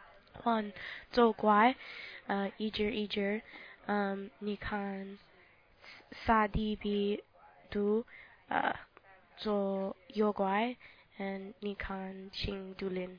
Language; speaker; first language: Chinese; non-native, learner; English